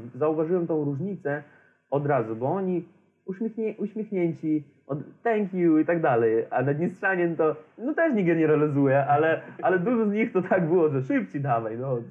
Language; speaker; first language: Polish; non-native, fluent; Romanian